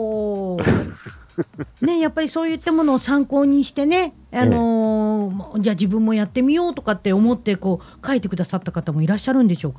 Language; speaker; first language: Japanese; native; Japanese